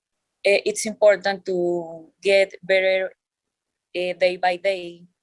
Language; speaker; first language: English; non-native, learner; Spanish